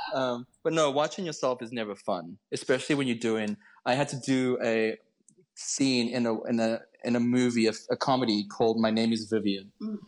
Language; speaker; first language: English; native; English